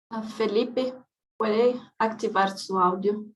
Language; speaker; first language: Spanish; non-native, fluent; Portuguese